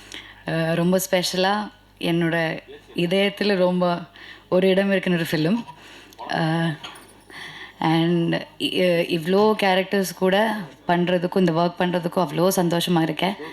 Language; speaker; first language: Tamil; non-native, learner; Telugu